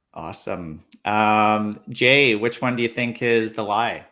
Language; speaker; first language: English; native; English